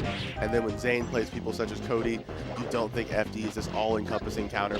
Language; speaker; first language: English; native; English